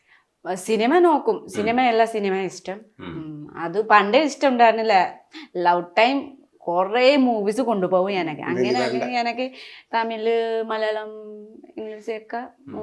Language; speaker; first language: Malayalam; non-native, fluent; Nepali